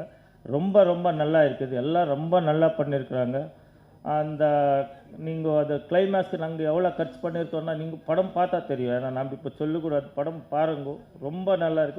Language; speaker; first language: Tamil; non-native, learner; Kannada